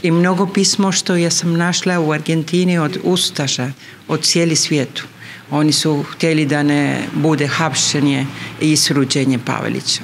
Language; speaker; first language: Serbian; early bilingual, heritage; Spanish